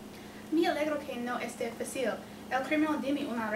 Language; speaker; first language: Spanish; non-native, learner; English